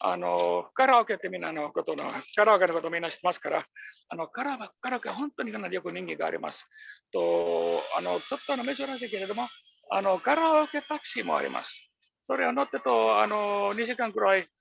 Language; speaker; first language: Japanese; non-native, fluent; Finnish